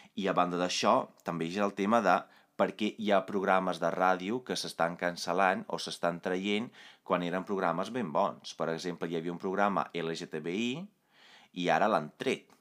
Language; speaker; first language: Catalan; non-native, fluent; Italian